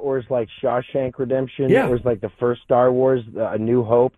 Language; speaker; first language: English; native; English